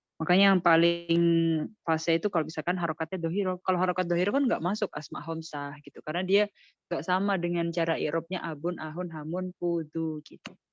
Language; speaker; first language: Indonesian; native; Indonesian